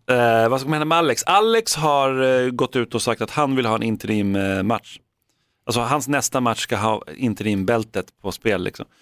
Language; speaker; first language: Swedish; native; Swedish